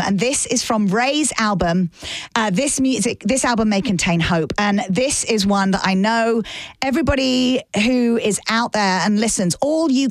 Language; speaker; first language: English; native; English